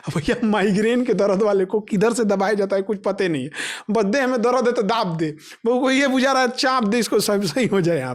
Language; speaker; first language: Hindi; native; Hindi